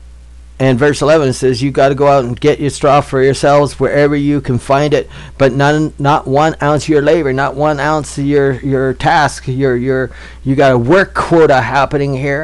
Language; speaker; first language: English; native; English